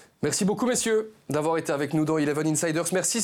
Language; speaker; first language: French; native; French